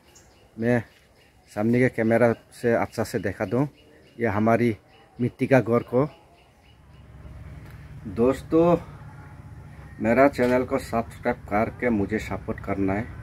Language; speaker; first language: Hindi; non-native, local second language; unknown